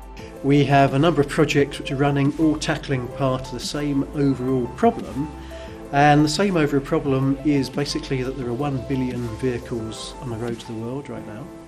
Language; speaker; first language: English; native; English